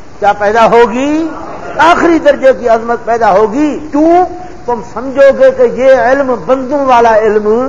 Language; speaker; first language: Urdu; non-native, local second language; Punjabi